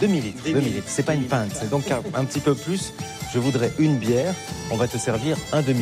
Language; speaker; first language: French; native; French